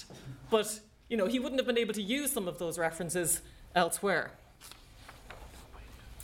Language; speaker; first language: English; native; English